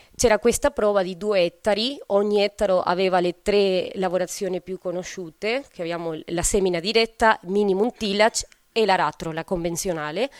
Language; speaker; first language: Italian; non-native, fluent; Spanish